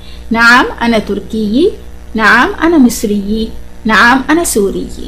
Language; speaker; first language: Arabic; non-native, fluent; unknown